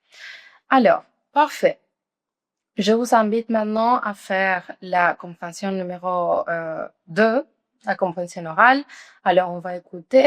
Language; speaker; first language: French; non-native, fluent; Spanish